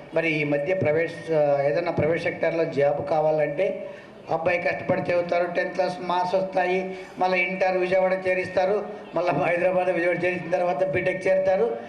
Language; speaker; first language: Telugu; non-native, local second language; Kannada